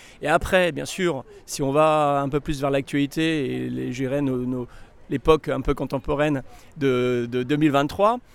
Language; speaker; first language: French; native; French